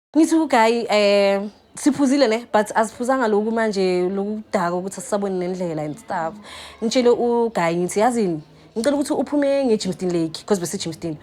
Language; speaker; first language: Zulu; native; Zulu